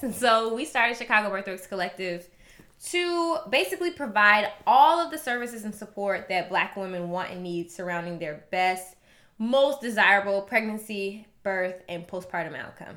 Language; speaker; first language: English; native; English